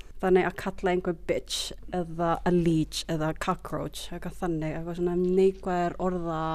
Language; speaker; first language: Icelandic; early bilingual, other home language; Filipino